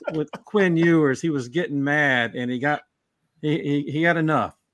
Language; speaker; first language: English; native; English